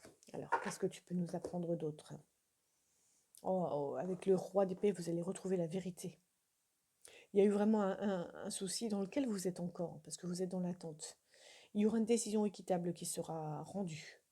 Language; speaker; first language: French; native; French